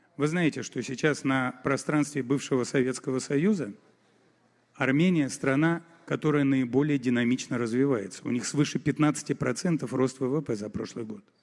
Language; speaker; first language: Russian; native; Russian